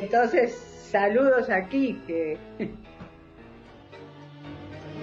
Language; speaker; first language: Spanish; native; Spanish